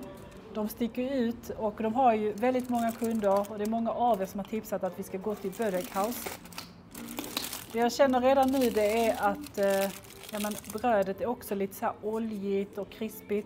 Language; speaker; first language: Swedish; native; Swedish